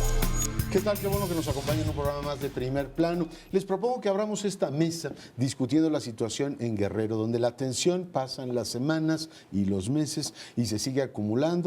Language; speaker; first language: Spanish; native; Spanish